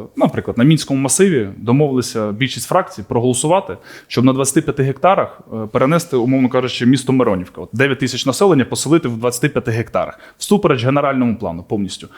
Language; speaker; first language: Ukrainian; native; Ukrainian